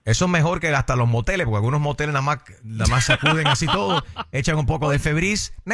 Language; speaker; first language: Spanish; native; Spanish